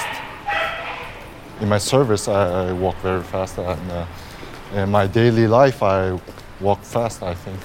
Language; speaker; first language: English; non-native, fluent; Japanese